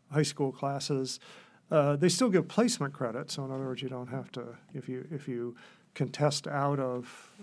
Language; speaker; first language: English; native; English